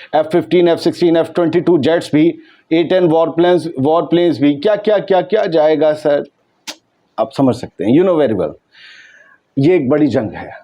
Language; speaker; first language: Urdu; native; Urdu